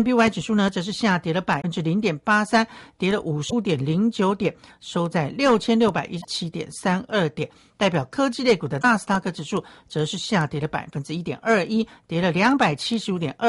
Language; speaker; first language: Chinese; native; Chinese